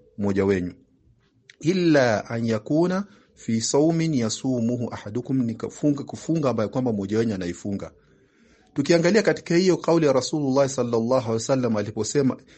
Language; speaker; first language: Swahili; native; Swahili